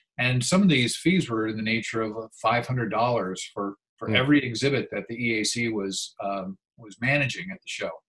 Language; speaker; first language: English; native; English